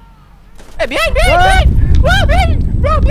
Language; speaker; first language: English; non-native, fluent; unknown